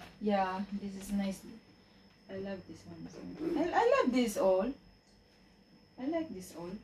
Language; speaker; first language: English; non-native, learner; Filipino